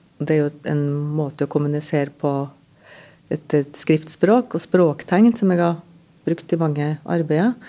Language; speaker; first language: Norwegian; native; Norwegian